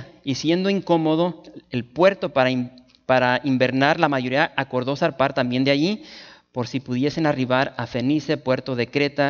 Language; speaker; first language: Spanish; native; Spanish